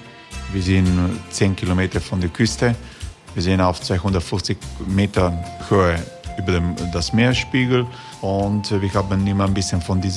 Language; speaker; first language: German; non-native, learner; Croatian